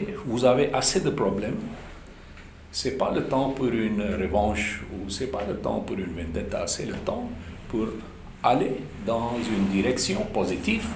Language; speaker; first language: French; non-native, fluent; Urdu